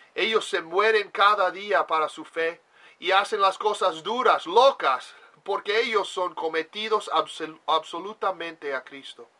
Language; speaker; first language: Spanish; non-native, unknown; English